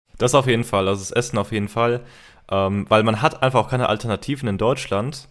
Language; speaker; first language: German; early bilingual, heritage; German